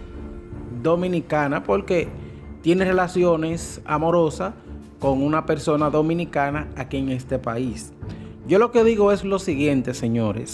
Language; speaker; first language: Spanish; native; Spanish